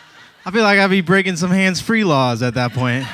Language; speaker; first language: English; native; English